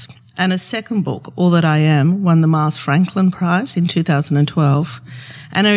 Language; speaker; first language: English; non-native, local second language; Arabic